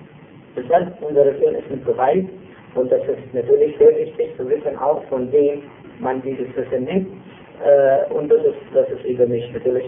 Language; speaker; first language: German; non-native, fluent; Turkish